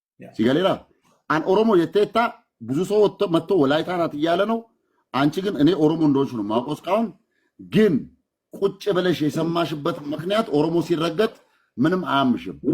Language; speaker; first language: Amharic; non-native, local second language; Oromo